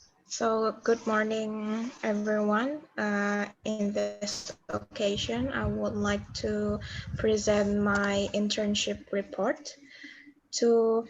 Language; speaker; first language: English; non-native, learner; Indonesian